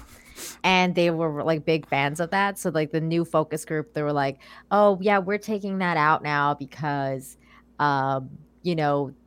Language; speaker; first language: English; early bilingual, other home language; Persian